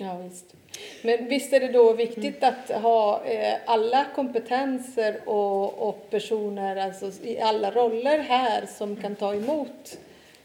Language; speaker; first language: Swedish; non-native, fluent; Italian